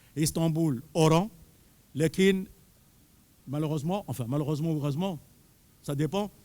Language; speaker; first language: French; non-native, local second language; Arabic